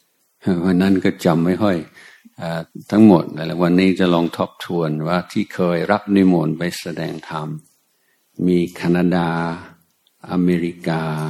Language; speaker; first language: Thai; native; Thai